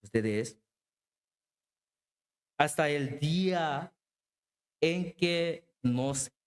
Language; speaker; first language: Spanish; non-native, learner; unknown